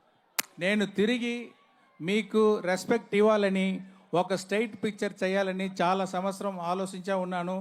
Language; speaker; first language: Telugu; non-native, learner; Tamil